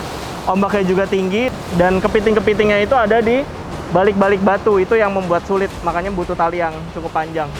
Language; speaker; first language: Indonesian; native; Indonesian